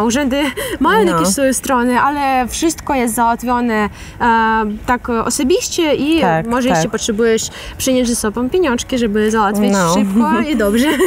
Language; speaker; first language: Polish; non-native, fluent; Ukrainian